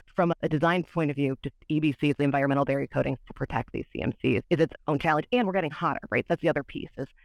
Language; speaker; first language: English; native; English